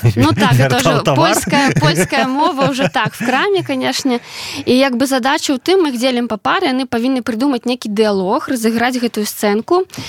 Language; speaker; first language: Belarusian; non-native, local second language; Russian